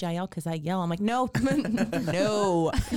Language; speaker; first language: English; native; English